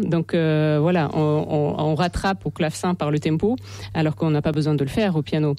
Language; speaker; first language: French; non-native, fluent; Russian